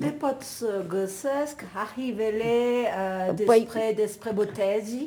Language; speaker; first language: Romanian; non-native, learner; French